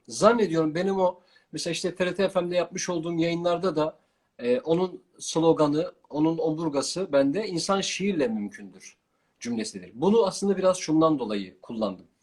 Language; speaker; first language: Turkish; non-native, local second language; Kurdish